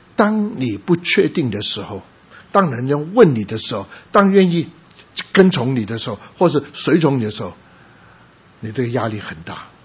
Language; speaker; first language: Chinese; non-native, local second language; Cantonese